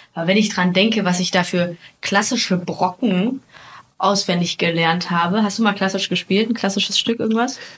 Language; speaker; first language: German; native; German